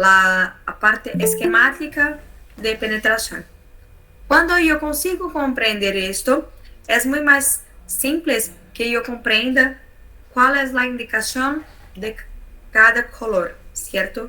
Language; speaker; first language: Spanish; non-native, learner; Portuguese